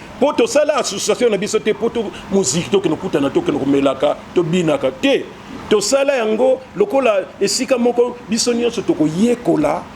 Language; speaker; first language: Lingala; native; Lingala